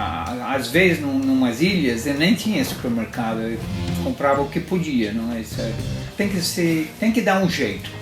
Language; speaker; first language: Portuguese; non-native, fluent; Italian